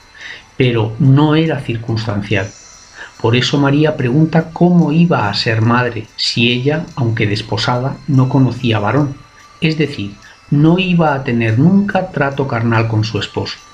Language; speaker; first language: Spanish; native; Spanish